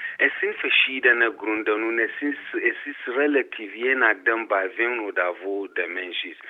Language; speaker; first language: German; non-native, fluent; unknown